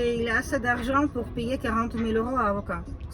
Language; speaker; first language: French; non-native, fluent; Russian